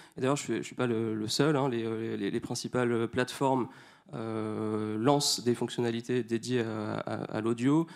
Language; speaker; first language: French; native; French